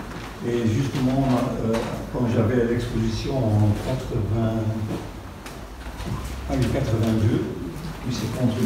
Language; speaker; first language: French; non-native, local second language; Dutch